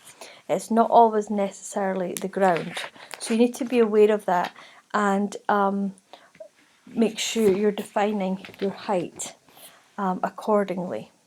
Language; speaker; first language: English; native; English